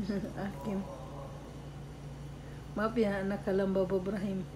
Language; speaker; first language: Arabic; non-native, learner; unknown